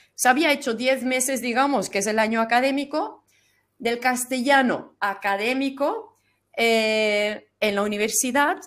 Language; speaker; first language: Spanish; non-native, fluent; Dutch